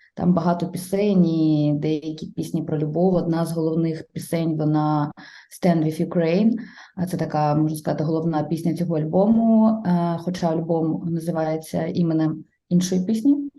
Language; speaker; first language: Ukrainian; non-native, local second language; Russian